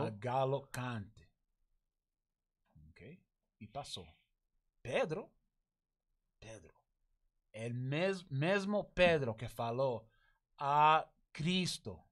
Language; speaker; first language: Portuguese; non-native, learner; Spanish